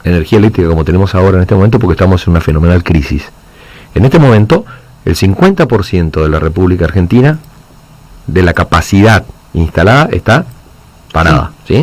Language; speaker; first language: Spanish; native; Spanish